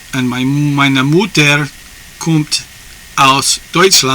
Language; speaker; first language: German; non-native, learner; English